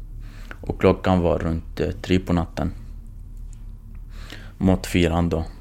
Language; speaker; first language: Swedish; non-native, fluent; Kurdish